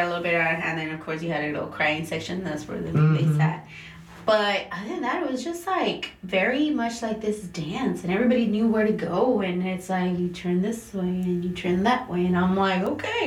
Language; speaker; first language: English; early bilingual, other home language; Spanish